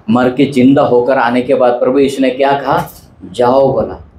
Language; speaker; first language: Hindi; non-native, local second language; Marathi